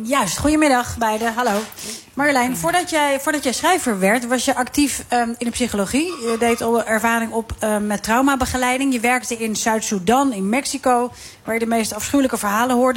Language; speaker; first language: Dutch; native; Dutch